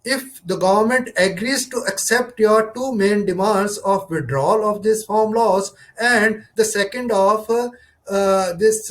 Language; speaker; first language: English; non-native, local second language; Punjabi